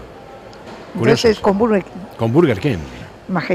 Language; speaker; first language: Spanish; native; Spanish